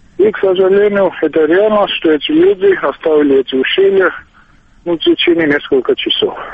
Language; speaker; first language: Russian; non-native, local second language; Georgian